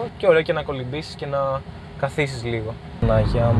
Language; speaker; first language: Greek; native; Greek